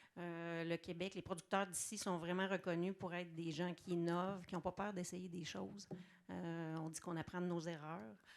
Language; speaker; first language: French; native; French